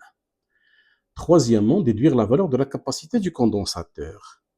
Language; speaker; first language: French; non-native, local second language; Arabic